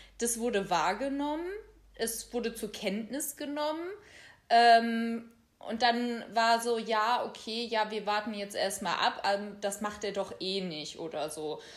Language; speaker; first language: German; native; German